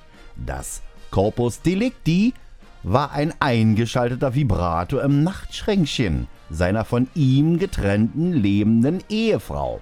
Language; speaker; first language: German; native; German